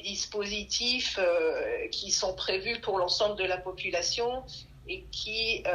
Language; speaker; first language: French; native; French